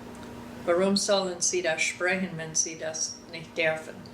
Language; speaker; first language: German; early bilingual, heritage; German